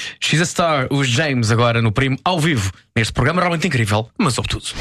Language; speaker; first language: Portuguese; native; Portuguese